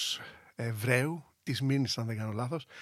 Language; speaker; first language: Greek; native; Greek